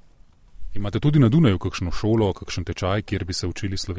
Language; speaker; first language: Slovenian; native; Slovenian